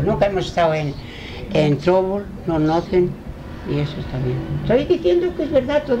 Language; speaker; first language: Spanish; early bilingual, heritage; Spanish